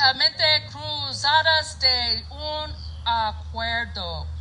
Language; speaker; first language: Spanish; non-native, learner; English